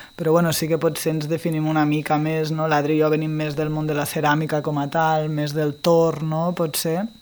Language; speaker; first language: Catalan; native; Catalan